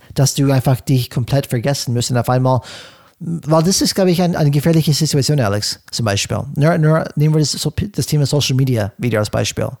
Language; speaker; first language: German; non-native, fluent; English